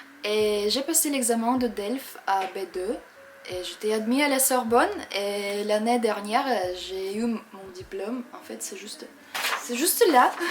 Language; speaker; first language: French; non-native, fluent; Russian